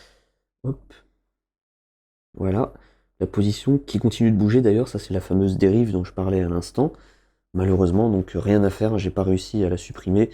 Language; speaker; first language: French; native; French